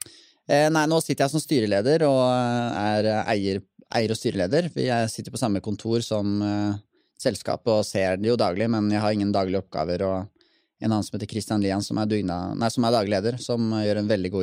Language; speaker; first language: Norwegian; native; Norwegian